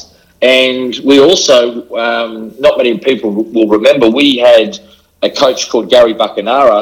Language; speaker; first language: English; native; English